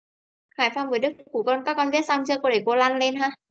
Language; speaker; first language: Vietnamese; native; Vietnamese